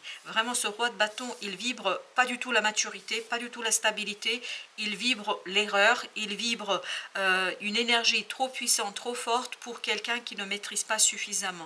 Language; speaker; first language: French; native; French